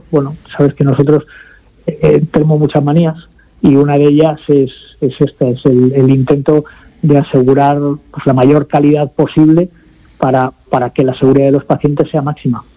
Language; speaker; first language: Spanish; native; Spanish